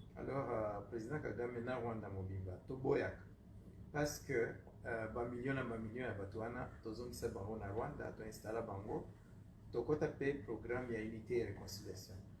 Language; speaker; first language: Lingala; non-native, fluent; Kinyarwanda